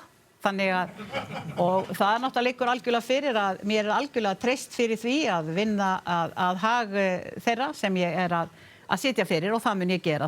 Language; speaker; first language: Icelandic; native; Icelandic